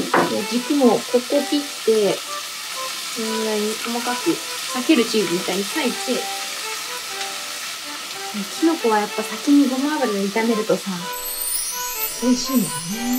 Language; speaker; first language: Japanese; native; Japanese